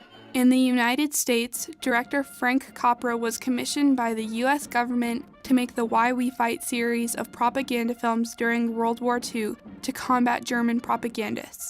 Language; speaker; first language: English; native; English